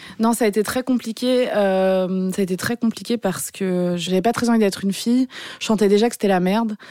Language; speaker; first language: French; early bilingual, other home language; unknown